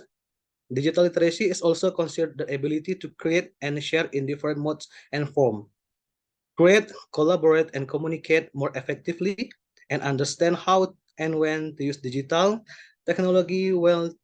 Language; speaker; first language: English; non-native, learner; Indonesian